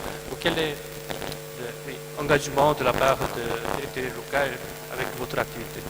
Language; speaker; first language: French; non-native, fluent; Korean